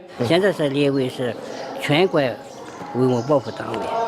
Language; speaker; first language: Chinese; native; Chinese